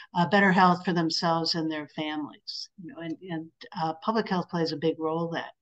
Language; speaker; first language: English; native; English